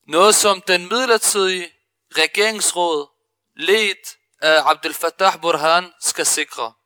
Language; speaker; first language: Danish; early bilingual, other home language; Arabic